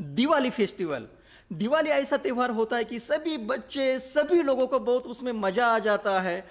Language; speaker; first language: Hindi; non-native, local second language; Marathi